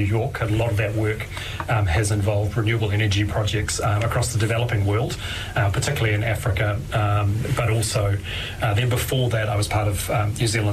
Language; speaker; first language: English; native; English